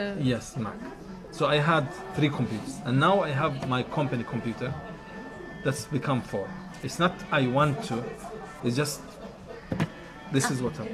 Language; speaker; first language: English; non-native, fluent; Arabic